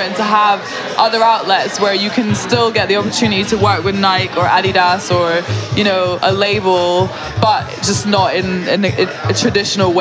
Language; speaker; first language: English; native; English